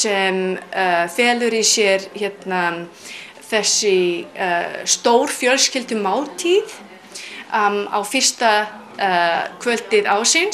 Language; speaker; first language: Icelandic; non-native, fluent; Chinese